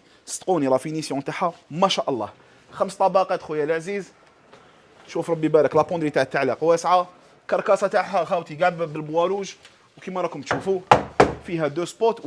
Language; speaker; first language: Arabic; native; Arabic